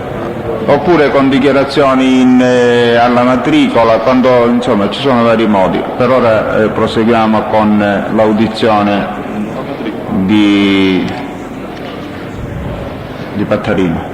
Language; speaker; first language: Italian; native; Italian